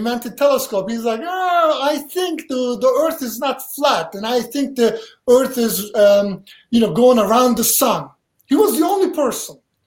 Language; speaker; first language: English; non-native, fluent; Turkish